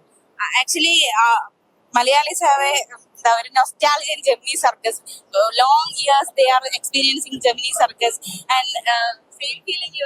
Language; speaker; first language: English; non-native, local second language; Malayalam